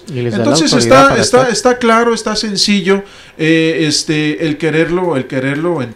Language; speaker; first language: Spanish; native; Spanish